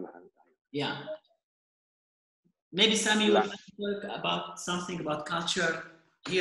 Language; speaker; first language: English; non-native, fluent; Arabic